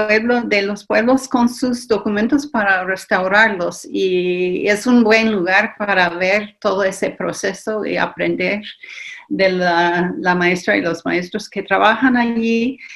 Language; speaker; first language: Spanish; non-native, fluent; English